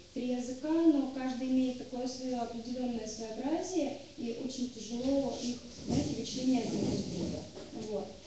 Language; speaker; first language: Russian; native; Russian